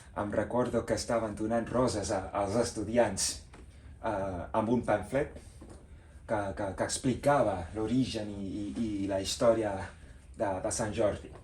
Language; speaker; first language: Catalan; non-native, learner; Spanish